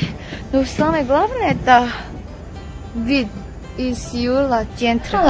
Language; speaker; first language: Russian; non-native, learner; Korean